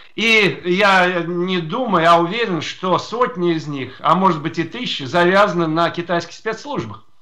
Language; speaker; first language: Russian; native; Russian